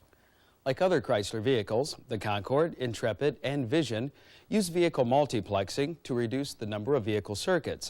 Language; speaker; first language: English; native; English